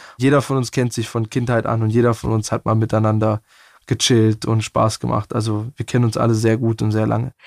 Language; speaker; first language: German; native; German